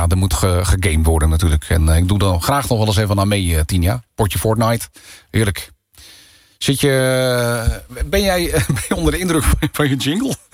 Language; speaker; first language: Dutch; native; Dutch